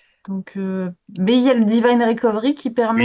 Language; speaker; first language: French; native; French